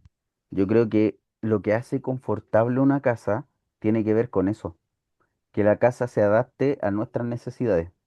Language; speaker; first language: Spanish; native; Spanish